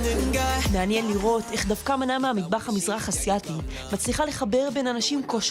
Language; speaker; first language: Hebrew; native; Hebrew